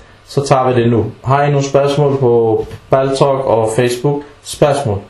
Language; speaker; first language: Danish; early bilingual, other home language; Arabic